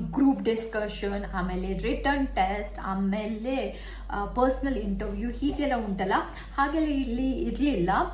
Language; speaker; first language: Kannada; non-native, local second language; Tulu